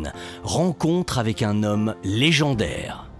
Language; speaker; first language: French; native; French